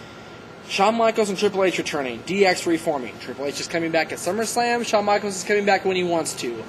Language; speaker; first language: English; native; English